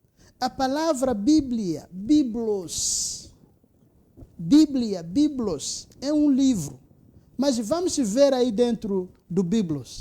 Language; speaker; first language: Portuguese; non-native, local second language; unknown